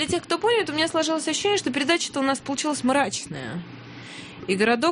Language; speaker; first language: Russian; native; Russian